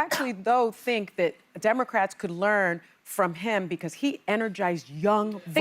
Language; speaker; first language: English; native; English